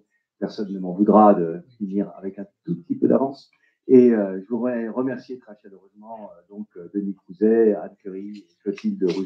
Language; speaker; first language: French; native; French